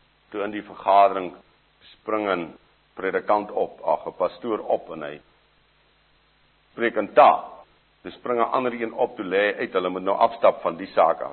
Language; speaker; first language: Afrikaans; native; Afrikaans